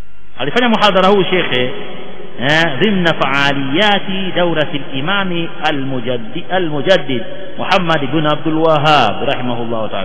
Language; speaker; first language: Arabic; non-native, fluent; Swahili